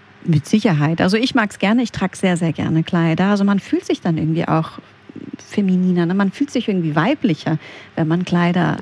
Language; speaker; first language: German; native; German